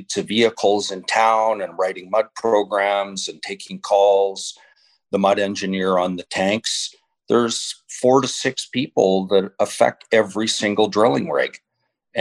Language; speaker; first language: English; native; English